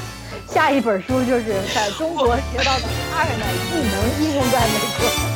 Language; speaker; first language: Chinese; native; Chinese